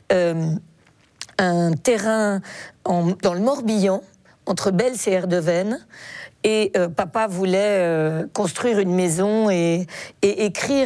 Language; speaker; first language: French; native; French